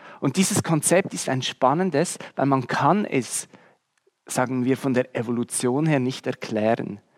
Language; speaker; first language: German; native; German